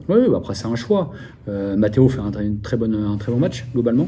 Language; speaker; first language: French; native; French